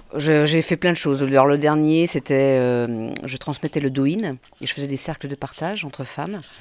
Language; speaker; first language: French; native; French